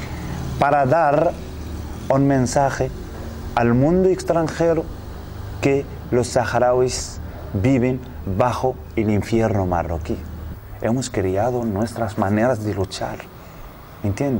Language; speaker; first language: Spanish; non-native, learner; Arabic